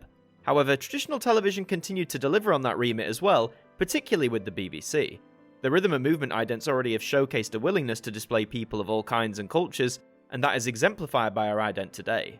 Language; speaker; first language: English; native; English